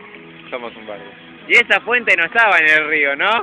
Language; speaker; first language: Spanish; native; Spanish